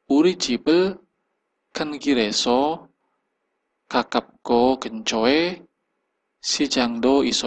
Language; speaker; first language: Korean; non-native, fluent; Indonesian